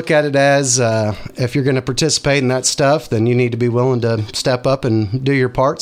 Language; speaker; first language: English; native; English